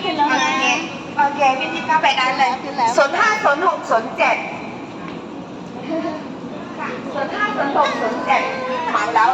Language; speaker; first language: Thai; non-native, fluent; Chinese